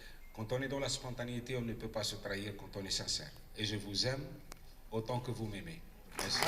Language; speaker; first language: French; non-native, local second language; Arabic